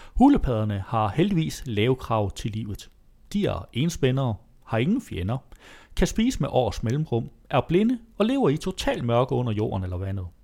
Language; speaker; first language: Danish; native; Danish